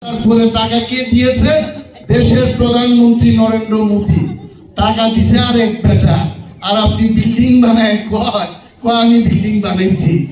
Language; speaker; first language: Bangla; non-native, local second language; Kok Borok